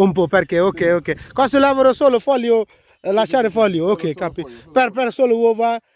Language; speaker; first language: Italian; non-native, learner; Bangla